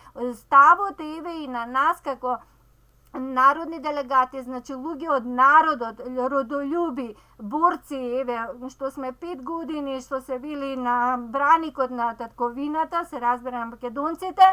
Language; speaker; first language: Macedonian; native; Macedonian